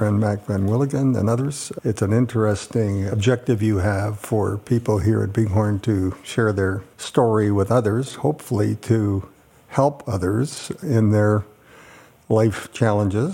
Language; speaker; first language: English; native; English